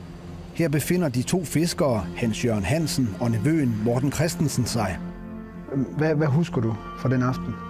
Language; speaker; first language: Danish; native; Danish